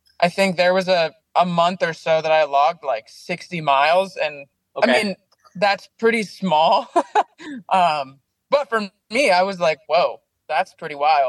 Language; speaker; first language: English; native; English